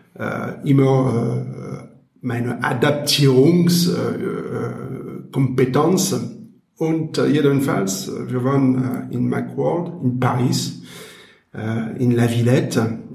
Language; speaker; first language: German; non-native, learner; French